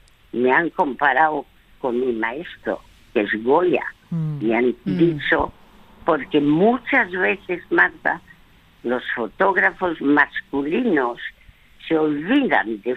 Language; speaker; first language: Spanish; early bilingual, other home language; French